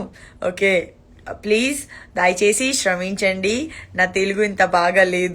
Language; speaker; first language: Telugu; non-native, learner; Gujarati